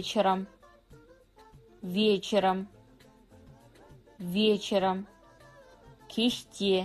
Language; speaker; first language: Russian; non-native, fluent; Kazakh